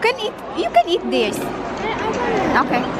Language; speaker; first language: English; non-native, local second language; Filipino